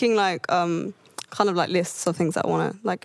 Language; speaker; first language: English; native; English